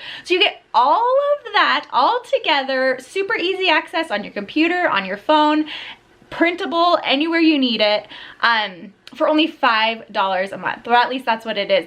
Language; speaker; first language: English; native; English